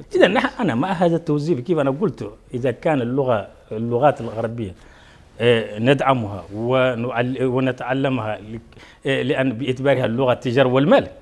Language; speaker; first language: Arabic; non-native, local second language; Soninke